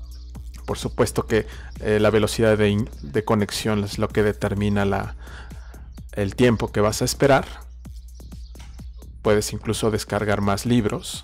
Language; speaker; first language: Spanish; native; Spanish